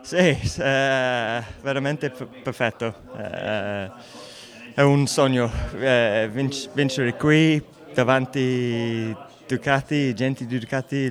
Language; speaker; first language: Italian; non-native, learner; English